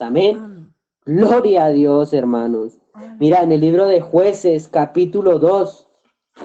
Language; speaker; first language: Spanish; native; Spanish